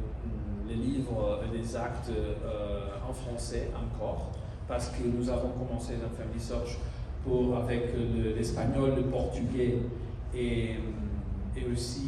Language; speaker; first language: French; non-native, fluent; Portuguese